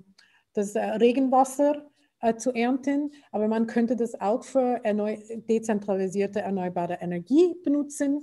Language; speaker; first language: German; non-native, fluent; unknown